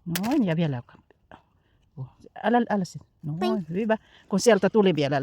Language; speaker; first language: Finnish; non-native, learner; Bikol